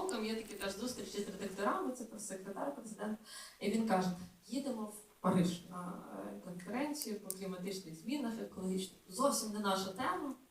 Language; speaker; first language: Ukrainian; native; Ukrainian